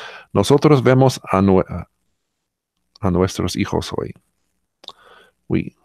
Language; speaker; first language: Spanish; non-native, learner; English